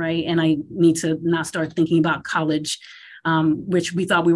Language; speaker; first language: English; native; English